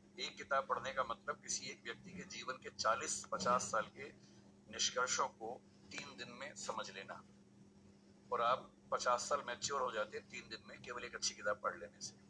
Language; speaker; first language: Hindi; native; Hindi